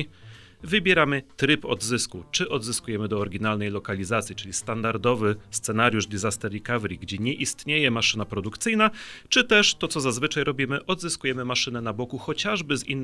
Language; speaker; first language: Polish; native; Polish